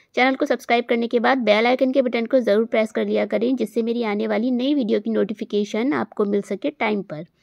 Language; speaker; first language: Hindi; native; Hindi